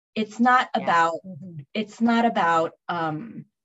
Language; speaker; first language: English; early bilingual, other home language; Spanish